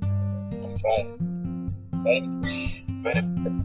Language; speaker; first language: English; non-native, learner; Turkish